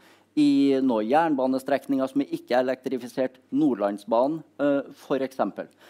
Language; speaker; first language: Norwegian; native; Norwegian